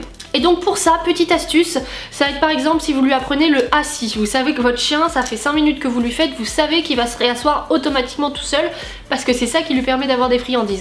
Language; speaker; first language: French; native; French